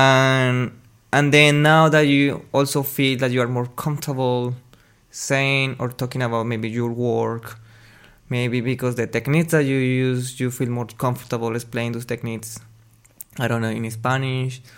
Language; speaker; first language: English; non-native, fluent; Spanish